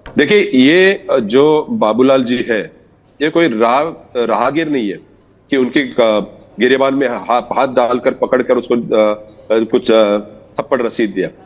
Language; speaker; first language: Hindi; non-native, local second language; Marathi